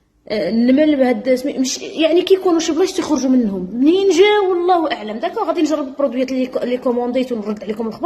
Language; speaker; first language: Arabic; native; Arabic